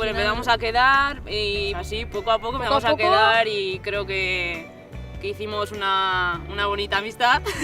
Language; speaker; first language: Spanish; native; Spanish